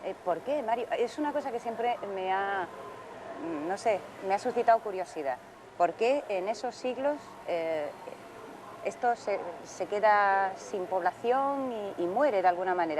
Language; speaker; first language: Spanish; native; Spanish